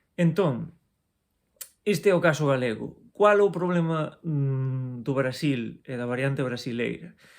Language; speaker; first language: Galician; native; Galician